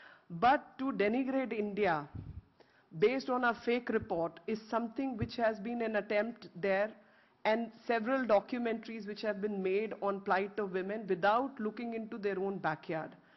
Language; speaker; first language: English; non-native, local second language; Hindi